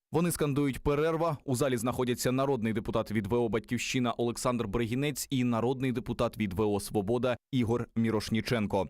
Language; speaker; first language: Ukrainian; native; Ukrainian